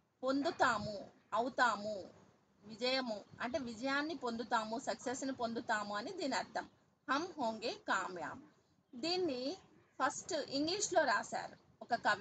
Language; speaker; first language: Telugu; native; Telugu